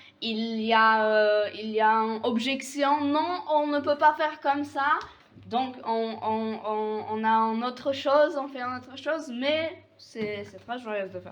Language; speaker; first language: French; non-native, fluent; Polish